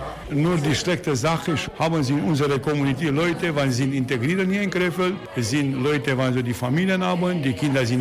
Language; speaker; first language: German; non-native, learner; Romanian